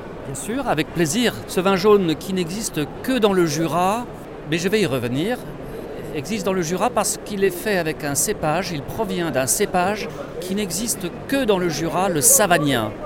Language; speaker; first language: French; native; French